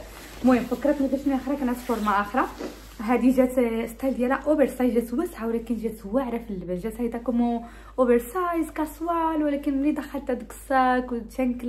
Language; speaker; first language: Arabic; early bilingual, heritage; Arabic